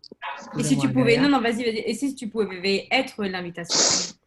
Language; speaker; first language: French; native; French